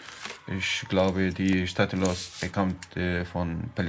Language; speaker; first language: German; non-native, learner; Arabic